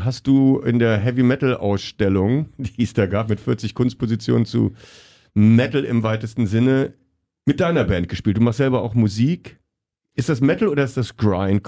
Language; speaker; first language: German; native; German